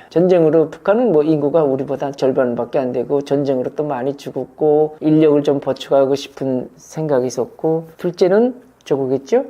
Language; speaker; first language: Korean; native; Korean